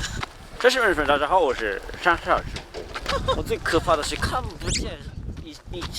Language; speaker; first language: Chinese; non-native, fluent; Japanese